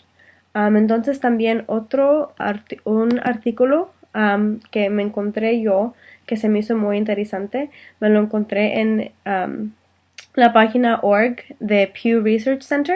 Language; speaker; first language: Spanish; early bilingual, heritage; Spanish